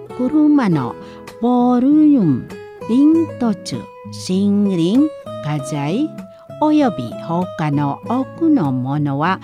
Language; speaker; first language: Japanese; non-native, fluent; Indonesian